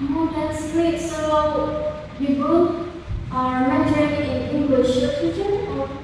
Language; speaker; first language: English; non-native, fluent; Indonesian